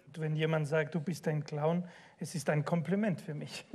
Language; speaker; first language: German; non-native, fluent; Spanish